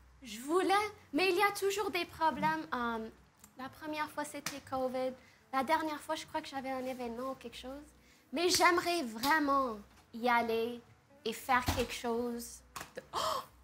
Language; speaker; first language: French; early bilingual, heritage; French